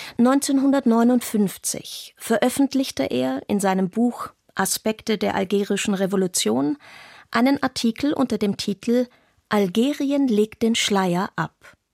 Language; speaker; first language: German; non-native, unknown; Arabic